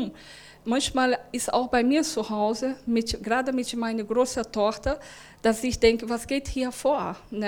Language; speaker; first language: German; non-native, learner; Portuguese